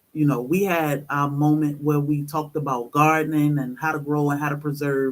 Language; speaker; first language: English; native; English